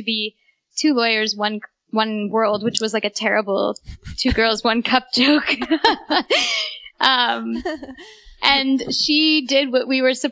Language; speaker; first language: English; native; English